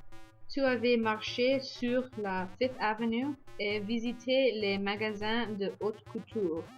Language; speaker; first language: French; non-native, learner; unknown